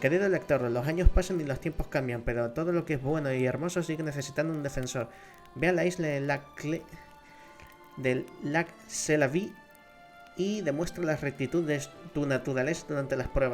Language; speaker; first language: Spanish; native; Spanish